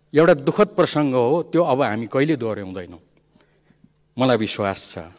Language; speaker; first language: Nepali; non-native, local second language; Limbu